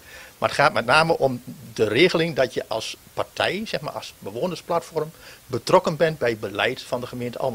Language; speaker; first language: Dutch; native; Dutch